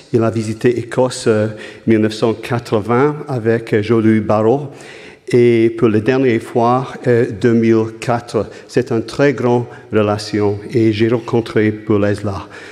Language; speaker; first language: French; non-native, learner; English